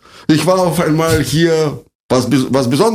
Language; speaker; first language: German; non-native, fluent; Russian